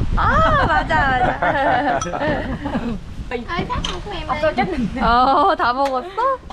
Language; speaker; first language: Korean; non-native, learner; Vietnamese